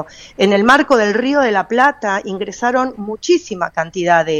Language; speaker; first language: Spanish; native; Spanish